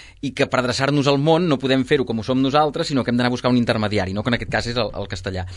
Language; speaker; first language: Catalan; native; Catalan